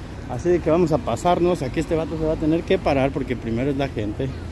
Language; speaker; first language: Spanish; native; Spanish